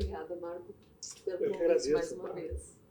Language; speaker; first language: Portuguese; native; Portuguese